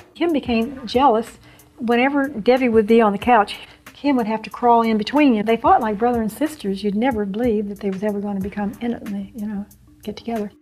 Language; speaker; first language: English; native; English